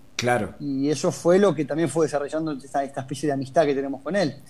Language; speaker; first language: Spanish; native; Spanish